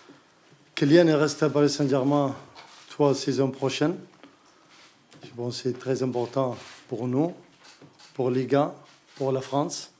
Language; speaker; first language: French; non-native, learner; Arabic